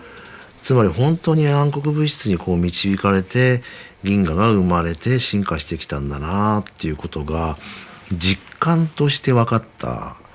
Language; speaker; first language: Japanese; native; Japanese